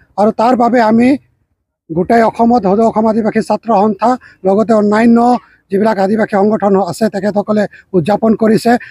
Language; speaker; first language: Assamese; non-native, local second language; Sadri